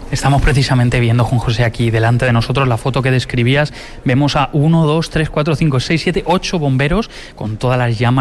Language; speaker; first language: Spanish; native; Spanish